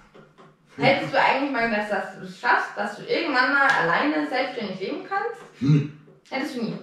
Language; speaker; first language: German; native; German